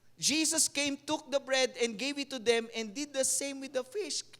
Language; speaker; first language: English; non-native, local second language; Filipino